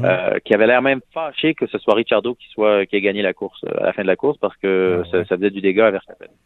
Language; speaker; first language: French; native; French